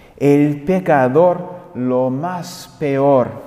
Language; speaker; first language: Spanish; non-native, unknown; English